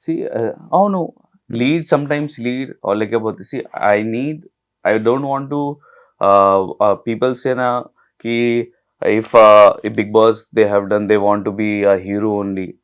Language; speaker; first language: Telugu; non-native, learner; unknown